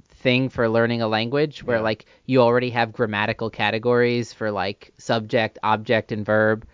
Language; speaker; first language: English; native; English